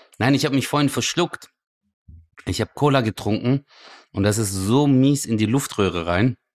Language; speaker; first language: German; early bilingual, other home language; Turkish